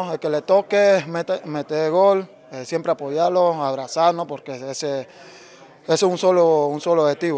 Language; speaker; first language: Spanish; native; Spanish